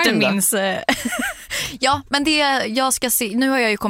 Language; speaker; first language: Swedish; native; Swedish